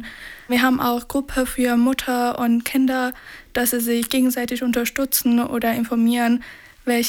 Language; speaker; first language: German; non-native, fluent; Persian